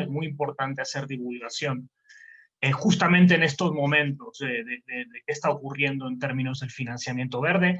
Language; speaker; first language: Spanish; native; Spanish